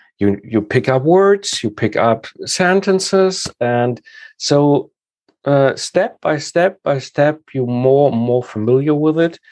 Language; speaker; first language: English; non-native, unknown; German